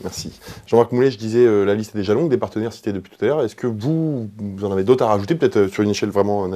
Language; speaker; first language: French; native; French